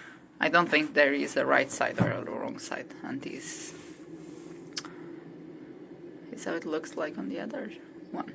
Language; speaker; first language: English; non-native, fluent; Portuguese